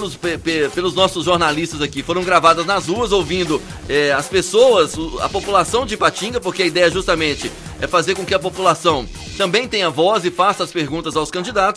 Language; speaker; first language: Portuguese; native; Portuguese